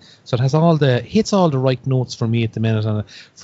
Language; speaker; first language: English; native; English